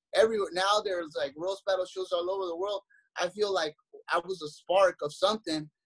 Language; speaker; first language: English; native; English